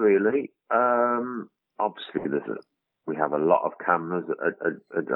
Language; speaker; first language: English; native; English